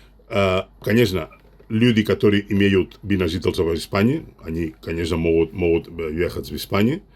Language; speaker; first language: Russian; non-native, fluent; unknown